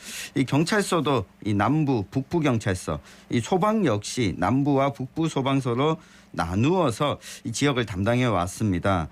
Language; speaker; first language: Korean; native; Korean